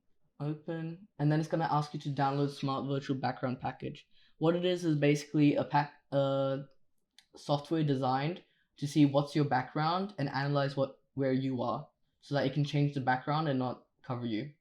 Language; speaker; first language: English; native; English